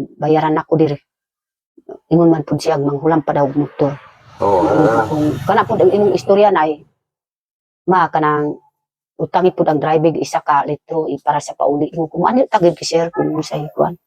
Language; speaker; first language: Cebuano; non-native, local second language; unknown